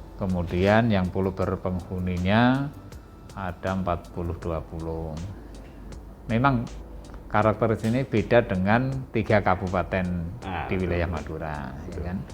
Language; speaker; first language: Indonesian; native; Indonesian